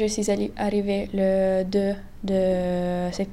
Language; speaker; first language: French; non-native, learner; Italian